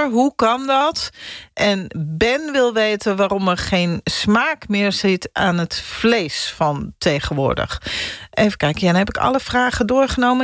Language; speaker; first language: Dutch; native; Dutch